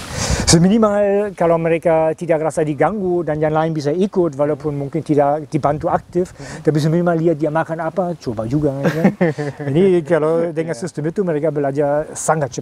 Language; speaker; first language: Indonesian; non-native, fluent; German